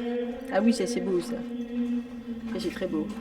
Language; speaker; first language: French; native; French